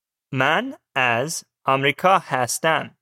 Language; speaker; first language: Persian; non-native, learner; English